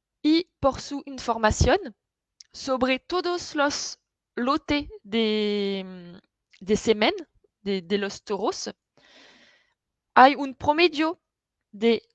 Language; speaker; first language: Spanish; non-native, fluent; French